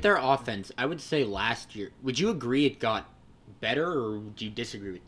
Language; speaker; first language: English; native; English